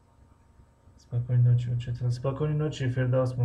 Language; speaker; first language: Russian; non-native, fluent; Tajik